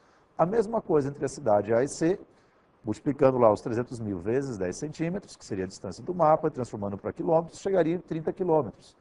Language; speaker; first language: Portuguese; native; Portuguese